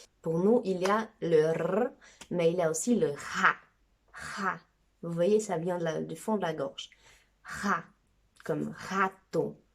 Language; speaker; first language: French; non-native, fluent; Portuguese